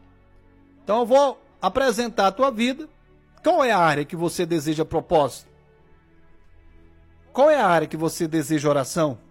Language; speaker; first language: Portuguese; native; Portuguese